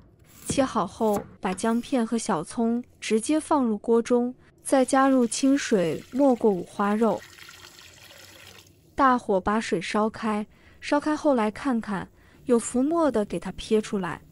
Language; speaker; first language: Chinese; native; Chinese